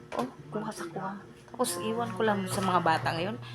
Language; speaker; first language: Filipino; non-native, local second language; Cebuano